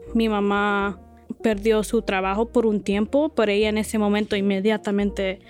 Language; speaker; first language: Spanish; early bilingual, heritage; Spanish